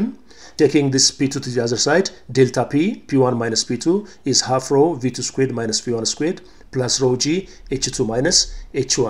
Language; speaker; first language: English; non-native, local second language; Amharic